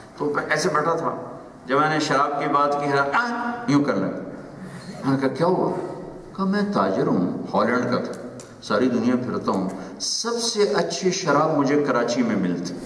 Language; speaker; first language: Urdu; non-native, local second language; Punjabi